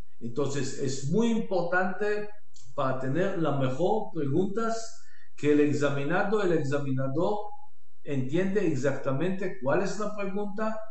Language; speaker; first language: Spanish; non-native, learner; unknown